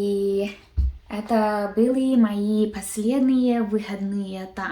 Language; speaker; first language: Russian; early bilingual, heritage; Russian